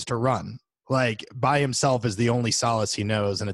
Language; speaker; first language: English; native; English